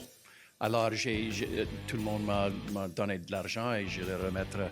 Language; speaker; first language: French; non-native, local second language; English